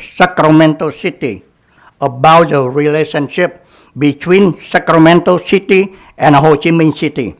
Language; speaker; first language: English; non-native, learner; Vietnamese